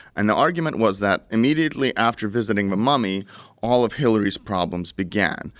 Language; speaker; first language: English; early bilingual, other home language; Russian